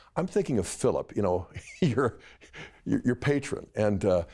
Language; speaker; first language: English; native; English